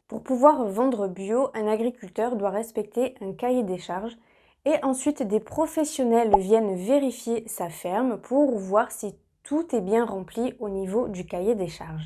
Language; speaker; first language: French; native; French